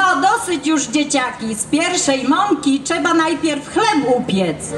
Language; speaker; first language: Polish; native; Polish